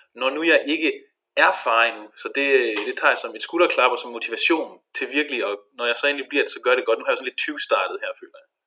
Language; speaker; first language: Danish; native; Danish